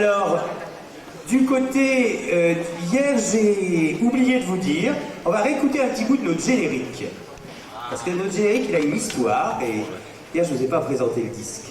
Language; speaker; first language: French; native; French